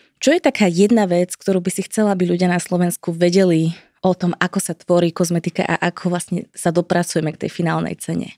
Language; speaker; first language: Slovak; native; Slovak